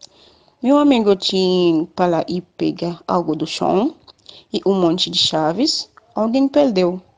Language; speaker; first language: Portuguese; non-native, learner; Haitian Creole